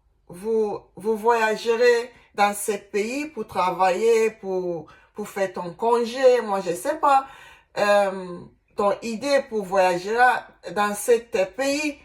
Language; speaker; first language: French; non-native, learner; Igbo